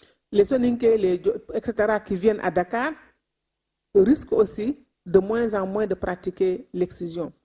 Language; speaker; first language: French; non-native, local second language; Wolof